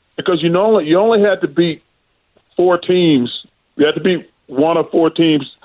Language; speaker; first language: English; native; English